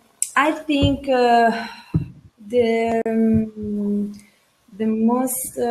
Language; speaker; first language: English; non-native, learner; Italian